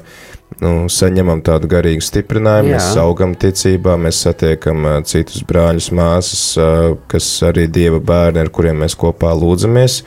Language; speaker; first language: Latvian; native; Latvian